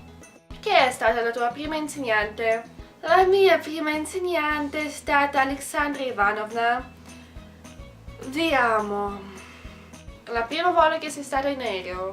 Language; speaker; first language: Italian; non-native, learner; Russian